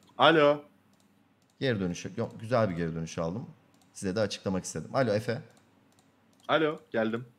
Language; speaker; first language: Turkish; native; Turkish